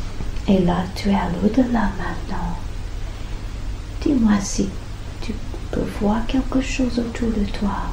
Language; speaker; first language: French; non-native, fluent; English